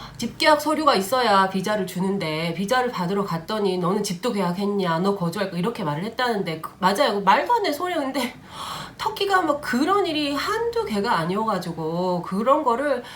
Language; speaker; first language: Korean; native; Korean